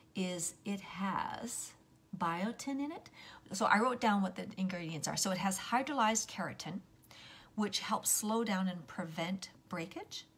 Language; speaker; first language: English; native; English